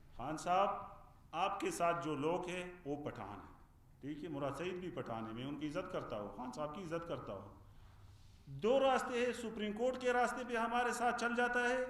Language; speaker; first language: Urdu; non-native, fluent; Pashto